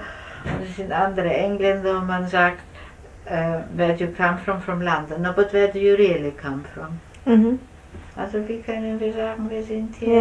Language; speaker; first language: German; native; German